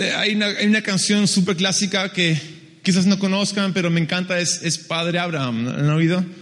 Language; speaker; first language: Spanish; early bilingual, other home language; English